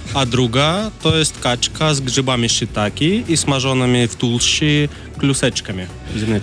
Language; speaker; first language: Polish; non-native, fluent; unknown